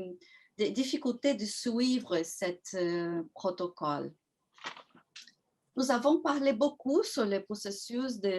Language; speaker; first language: French; non-native, fluent; Portuguese